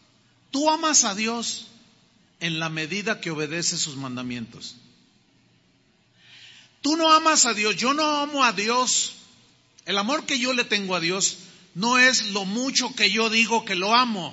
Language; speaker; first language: Spanish; native; Spanish